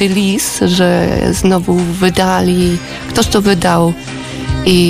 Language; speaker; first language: Polish; non-native, fluent; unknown